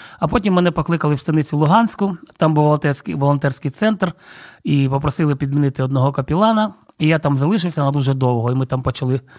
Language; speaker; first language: Ukrainian; non-native, local second language; Russian